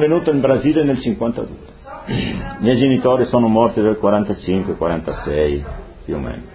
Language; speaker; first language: Italian; non-native, local second language; Friulian